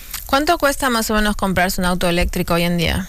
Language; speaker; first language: Spanish; native; Spanish